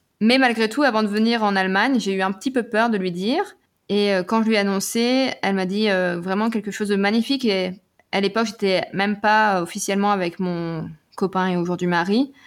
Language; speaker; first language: French; native; French